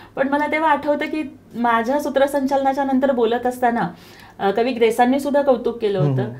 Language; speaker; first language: Marathi; non-native, local second language; Telugu